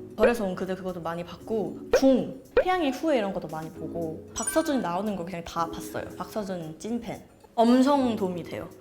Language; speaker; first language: Korean; non-native, fluent; Thai